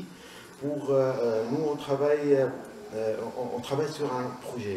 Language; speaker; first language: French; non-native, local second language; Arabic